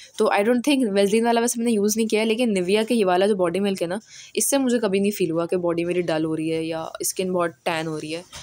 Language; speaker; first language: Urdu; native; Urdu